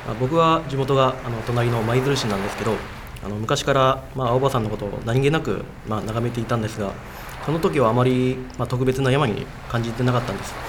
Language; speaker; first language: Japanese; native; Japanese